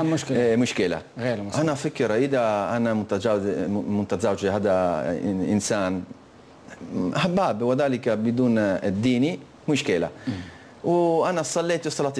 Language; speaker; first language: Arabic; non-native, learner; Italian